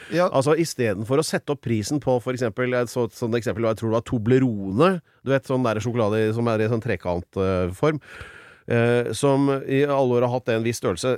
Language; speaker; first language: Norwegian; native; Norwegian